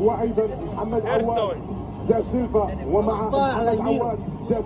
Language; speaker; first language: Arabic; native; Arabic